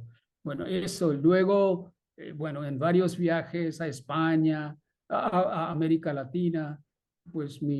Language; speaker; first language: Spanish; non-native, fluent; Bangla